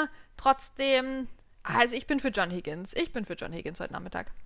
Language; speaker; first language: German; native; German